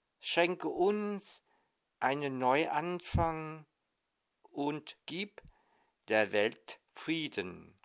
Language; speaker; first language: German; non-native, fluent; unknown